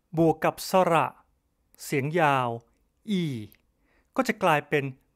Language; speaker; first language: Thai; native; Thai